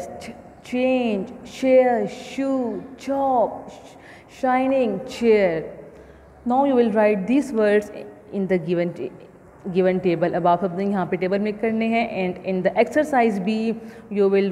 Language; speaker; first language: English; non-native, local second language; Urdu